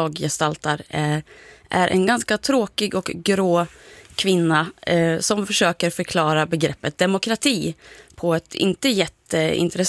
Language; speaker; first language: Swedish; native; Swedish